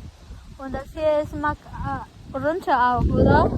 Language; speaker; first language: German; non-native, learner; Filipino